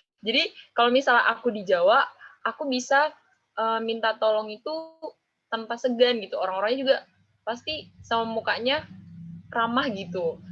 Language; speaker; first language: Indonesian; non-native, local second language; Javanese